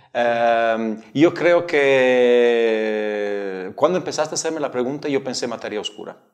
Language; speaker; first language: Spanish; non-native, fluent; Italian